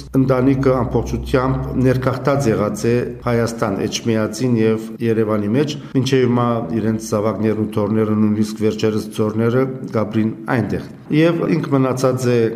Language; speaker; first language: Armenian; early bilingual, heritage; Armenian